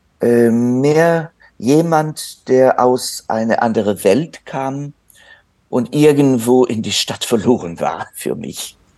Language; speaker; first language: German; non-native, fluent; French